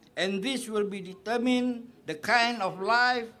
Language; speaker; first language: English; non-native, local second language; Malay